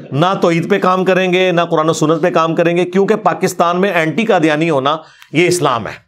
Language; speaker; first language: Urdu; non-native, local second language; Punjabi